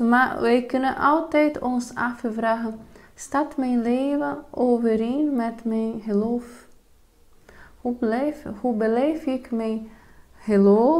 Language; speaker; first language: Dutch; non-native, fluent; Portuguese